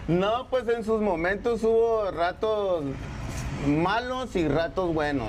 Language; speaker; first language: Spanish; native; Spanish